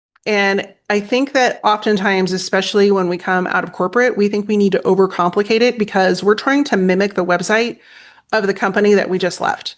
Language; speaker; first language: English; native; English